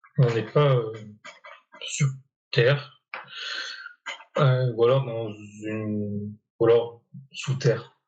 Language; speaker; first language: French; native; French